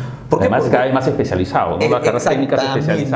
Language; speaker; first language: Spanish; native; Spanish